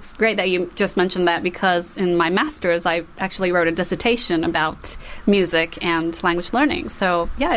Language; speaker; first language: English; non-native, fluent; Japanese